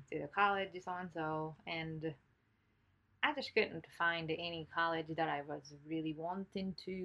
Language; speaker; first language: English; non-native, fluent; Japanese